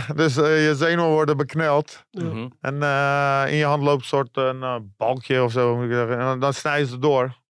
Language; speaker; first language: Dutch; early bilingual, other home language; Persian